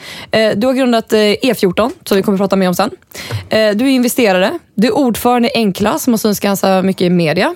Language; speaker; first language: Swedish; native; Swedish